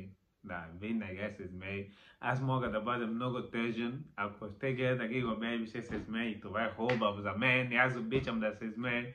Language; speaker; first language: Bulgarian; non-native, learner; Macedonian